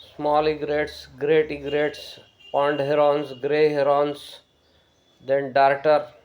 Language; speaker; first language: English; non-native, local second language; Marathi